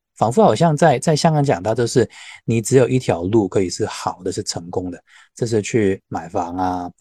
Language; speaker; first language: Chinese; non-native, local second language; Cantonese